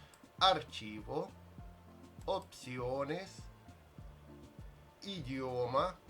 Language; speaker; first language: Spanish; non-native, fluent; Russian